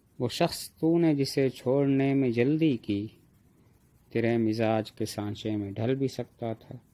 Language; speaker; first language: Urdu; non-native, local second language; Punjabi